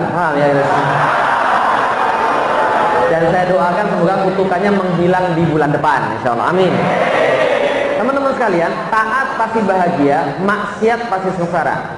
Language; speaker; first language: Indonesian; native; Indonesian